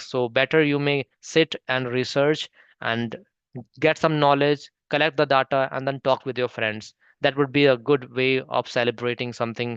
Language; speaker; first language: English; non-native, local second language; Hindi